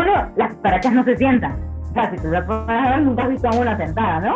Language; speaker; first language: Spanish; native; Spanish